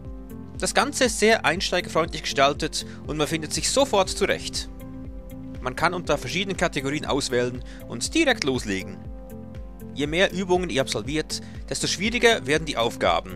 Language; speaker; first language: German; native; German